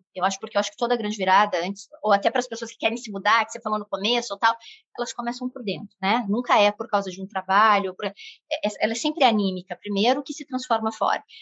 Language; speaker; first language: Portuguese; native; Portuguese